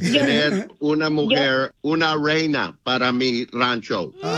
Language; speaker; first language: Spanish; non-native, learner; English